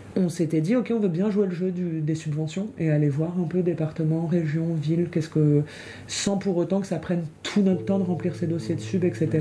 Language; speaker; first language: French; native; French